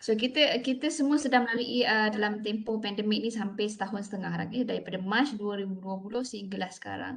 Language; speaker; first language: Malay; native; Malay